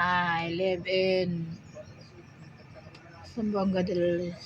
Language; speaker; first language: English; non-native, learner; Cebuano